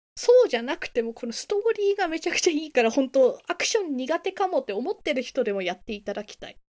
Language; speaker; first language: Japanese; native; Japanese